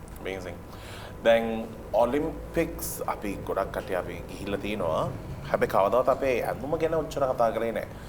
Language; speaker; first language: Sinhala; non-native, local second language; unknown